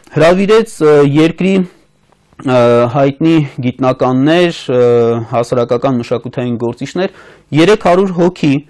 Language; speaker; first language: Armenian; native; Armenian